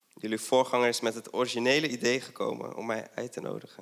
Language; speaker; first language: Dutch; non-native, fluent; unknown